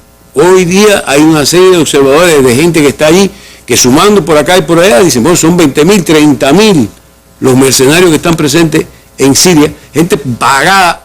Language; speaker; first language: Spanish; native; Spanish